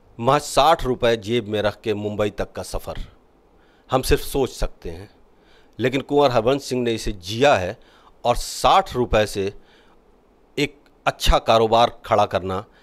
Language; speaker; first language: Hindi; native; Hindi